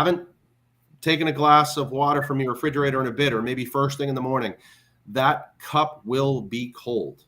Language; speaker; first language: English; native; English